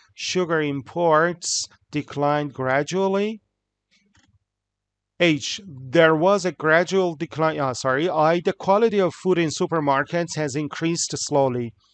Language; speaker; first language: English; non-native, fluent; Persian